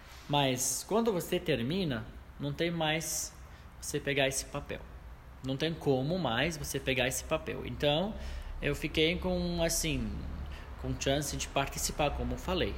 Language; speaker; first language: Portuguese; non-native, fluent; Arabic